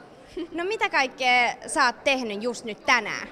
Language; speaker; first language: Finnish; native; Finnish